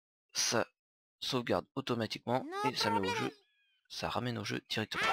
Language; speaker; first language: French; native; French